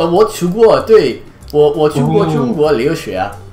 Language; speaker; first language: Chinese; non-native, fluent; English